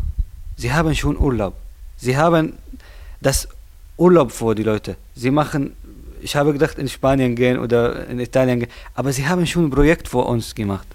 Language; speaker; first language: German; non-native, learner; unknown